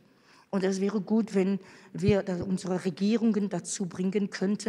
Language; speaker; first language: German; non-native, fluent; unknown